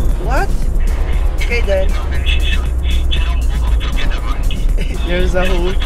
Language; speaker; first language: English; non-native, learner; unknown